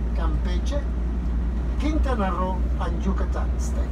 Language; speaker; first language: English; non-native, fluent; Spanish